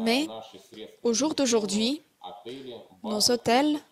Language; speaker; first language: French; non-native, fluent; Russian